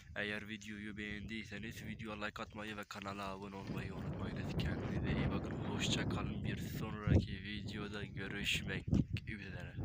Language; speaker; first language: Turkish; non-native, local second language; Kurdish